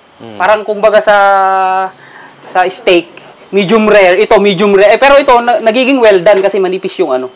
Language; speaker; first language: Filipino; non-native, local second language; Iloko